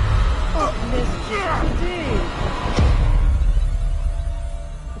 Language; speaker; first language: French; native; French